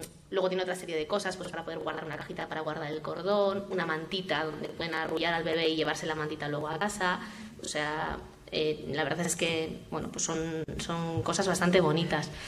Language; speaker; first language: Spanish; native; Spanish